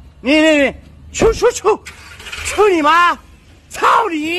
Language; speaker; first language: Chinese; non-native, learner; English